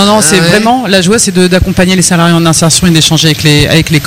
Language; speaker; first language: French; native; French